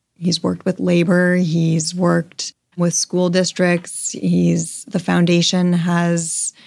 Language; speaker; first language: English; native; English